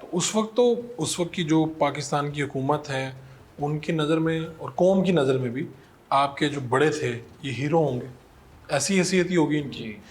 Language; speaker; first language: Urdu; non-native, local second language; Punjabi